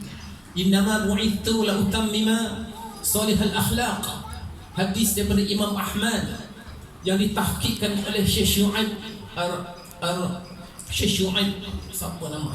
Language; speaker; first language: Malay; native; Malay